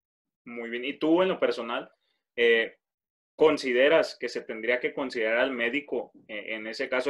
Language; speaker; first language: Spanish; native; Spanish